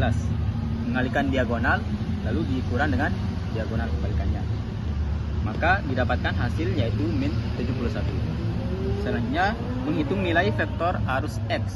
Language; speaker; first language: Indonesian; native; Indonesian